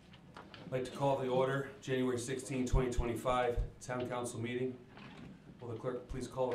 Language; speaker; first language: English; native; English